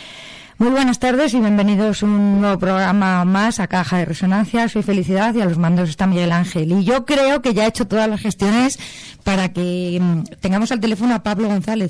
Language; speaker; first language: Spanish; native; Spanish